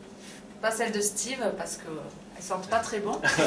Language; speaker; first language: French; native; French